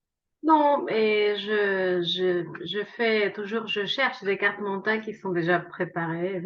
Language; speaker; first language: French; non-native, fluent; Spanish